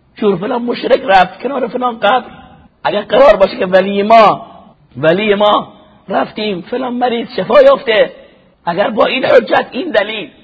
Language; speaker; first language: Persian; native; Persian